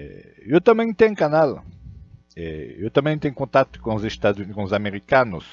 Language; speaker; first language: Portuguese; non-native, fluent; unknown